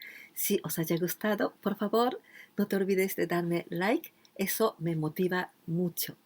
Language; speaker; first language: Spanish; non-native, fluent; Japanese